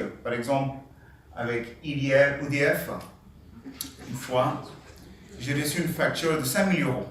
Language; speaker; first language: French; non-native, learner; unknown